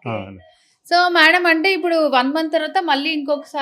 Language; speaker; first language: Telugu; native; Telugu